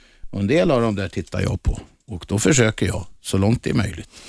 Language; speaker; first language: Swedish; native; Swedish